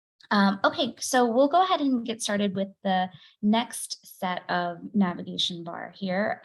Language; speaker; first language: English; native; English